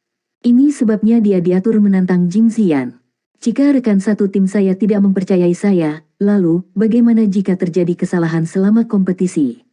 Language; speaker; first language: Indonesian; native; Indonesian